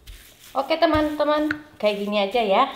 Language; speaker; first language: Indonesian; native; Indonesian